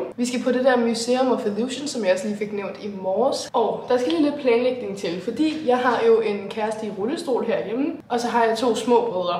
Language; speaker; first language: Danish; native; Danish